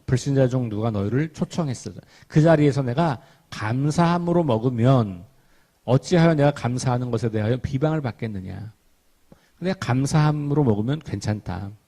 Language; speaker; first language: Korean; native; Korean